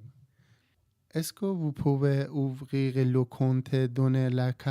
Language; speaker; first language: French; non-native, learner; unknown